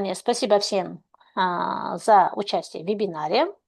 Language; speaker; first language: Russian; non-native, local second language; Kazakh